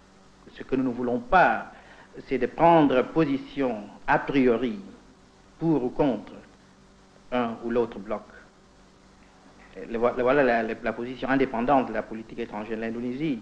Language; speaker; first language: French; non-native, fluent; Indonesian